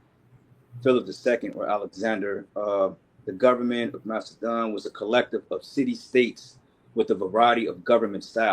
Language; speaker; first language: English; native; English